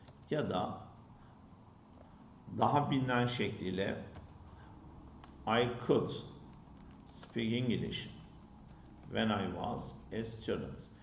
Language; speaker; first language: English; non-native, fluent; Turkish